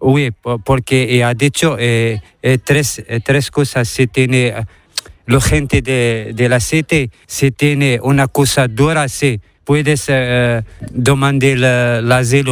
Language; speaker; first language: Spanish; non-native, learner; Arabic